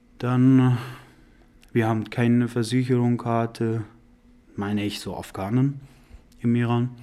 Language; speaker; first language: German; non-native, learner; Persian